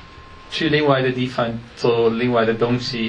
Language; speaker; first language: Chinese; non-native, learner; Dutch